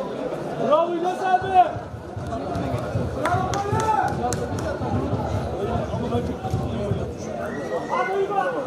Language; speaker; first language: Turkish; native; Turkish